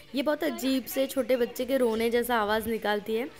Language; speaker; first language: Hindi; non-native, local second language; Gujarati